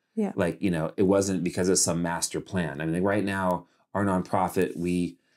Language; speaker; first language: English; native; English